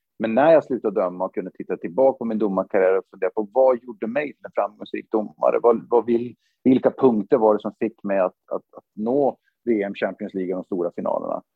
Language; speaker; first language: Swedish; native; Swedish